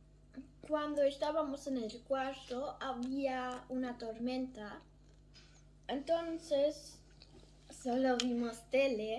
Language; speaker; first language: Spanish; early bilingual, heritage; German